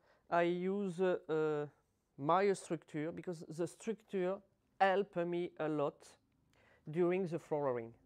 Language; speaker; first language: English; non-native, learner; French